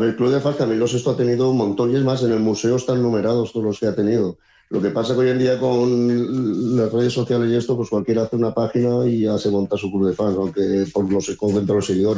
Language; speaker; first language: Spanish; native; Spanish